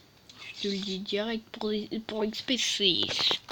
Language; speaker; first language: French; native; French